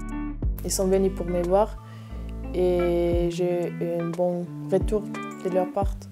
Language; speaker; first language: French; non-native, learner; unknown